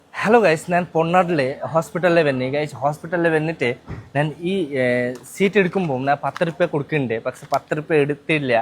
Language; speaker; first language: Malayalam; non-native, local second language; Hindi